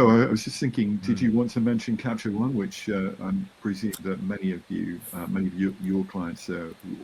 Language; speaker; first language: English; native; English